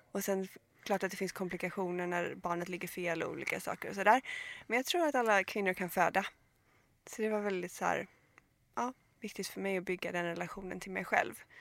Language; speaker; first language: Swedish; native; Swedish